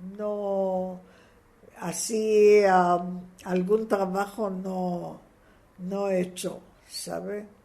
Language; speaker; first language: Spanish; non-native, fluent; Hebrew